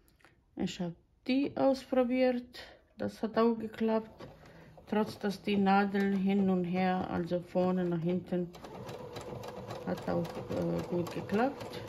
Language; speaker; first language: German; non-native, fluent; Croatian